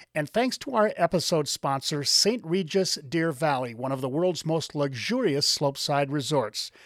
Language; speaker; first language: English; native; English